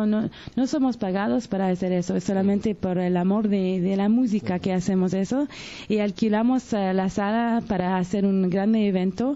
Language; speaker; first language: Spanish; early bilingual, heritage; Spanish